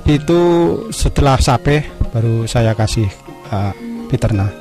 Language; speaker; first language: Indonesian; non-native, local second language; Javanese